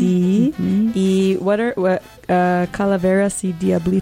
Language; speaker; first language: Spanish; non-native, learner; English